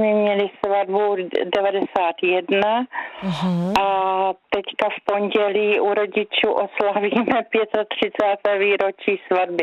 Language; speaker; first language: Czech; native; Czech